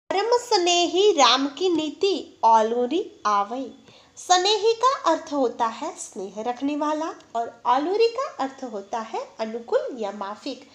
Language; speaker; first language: Hindi; non-native, local second language; Gujarati